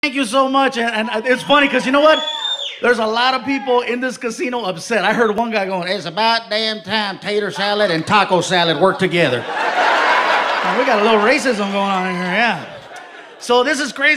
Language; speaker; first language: English; native; English